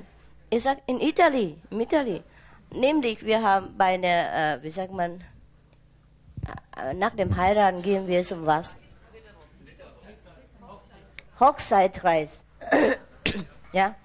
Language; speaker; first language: German; non-native, fluent; Vietnamese